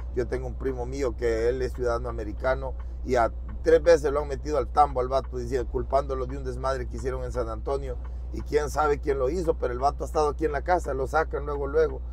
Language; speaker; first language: Spanish; native; Spanish